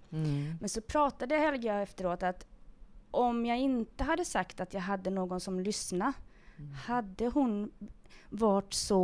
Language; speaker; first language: Swedish; native; Swedish